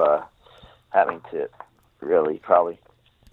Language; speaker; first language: English; native; English